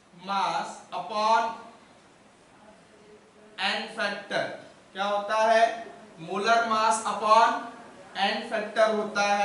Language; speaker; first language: Hindi; native; Hindi